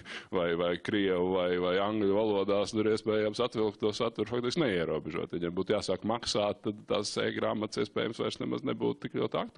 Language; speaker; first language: Latvian; native; Latvian